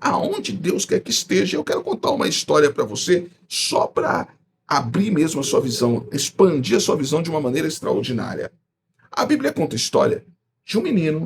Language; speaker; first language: Portuguese; native; Portuguese